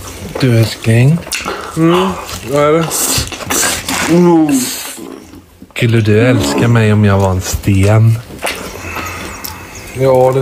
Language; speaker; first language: Swedish; non-native, fluent; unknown